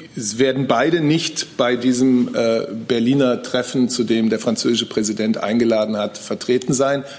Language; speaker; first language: German; native; German